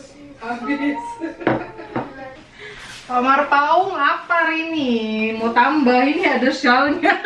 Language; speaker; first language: Indonesian; native; Indonesian